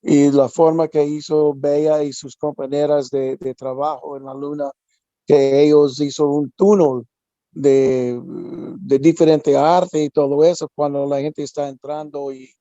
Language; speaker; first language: Spanish; non-native, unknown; English